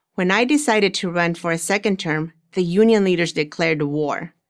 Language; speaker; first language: English; early bilingual, other home language; Spanish